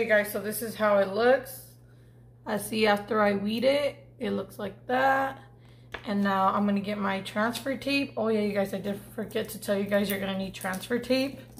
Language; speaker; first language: English; early bilingual, other home language; Spanish